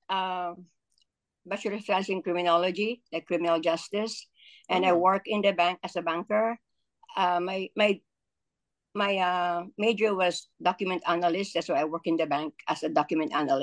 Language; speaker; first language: English; non-native, local second language; Filipino